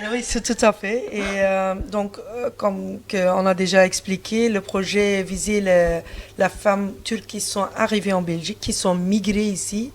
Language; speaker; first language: French; non-native, fluent; Turkish